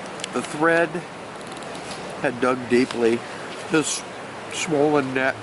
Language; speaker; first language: English; native; English